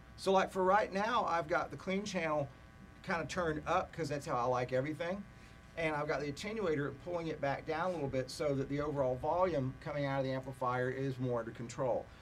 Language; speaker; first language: English; native; English